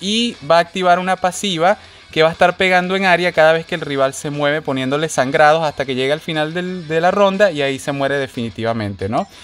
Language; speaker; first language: Spanish; native; Spanish